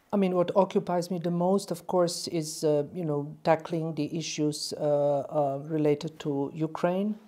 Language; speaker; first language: English; non-native, fluent; Bosnian